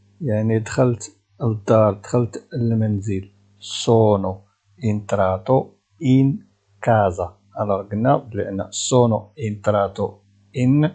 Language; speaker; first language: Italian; non-native, fluent; Arabic